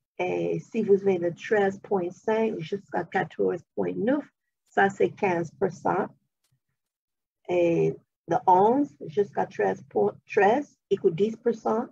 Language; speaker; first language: French; non-native, fluent; English